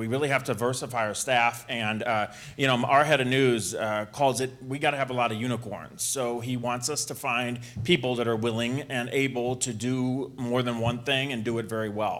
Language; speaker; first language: English; native; English